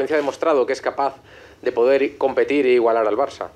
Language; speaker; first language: Spanish; native; Spanish